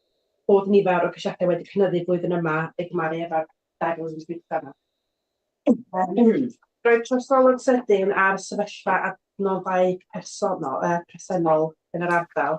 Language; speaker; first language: Welsh; native; Welsh